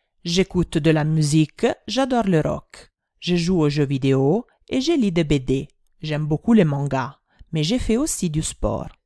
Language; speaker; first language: French; non-native, fluent; Italian